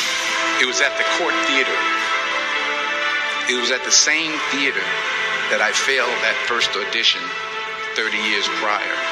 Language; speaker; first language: English; native; English